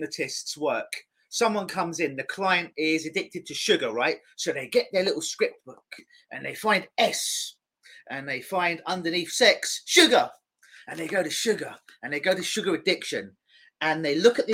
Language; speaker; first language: English; native; English